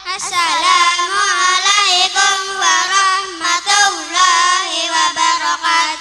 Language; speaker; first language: Arabic; non-native, learner; Indonesian